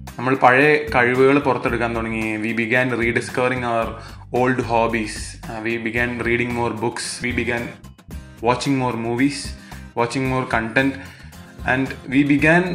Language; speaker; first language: English; non-native, local second language; Malayalam